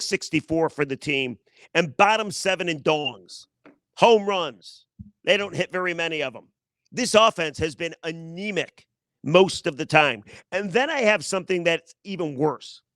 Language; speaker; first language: English; native; English